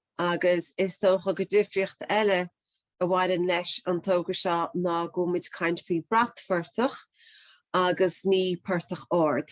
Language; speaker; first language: Irish; native; Irish